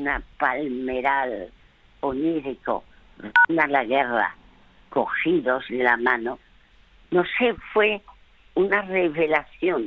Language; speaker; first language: Spanish; early bilingual, other home language; French